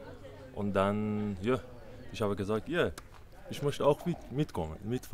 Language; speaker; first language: German; non-native, learner; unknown